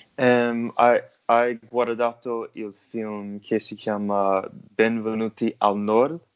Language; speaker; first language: Italian; non-native, learner; English